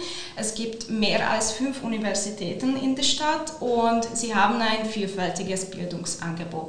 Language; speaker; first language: German; non-native, fluent; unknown